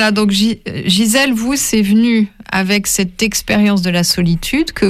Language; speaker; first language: French; native; French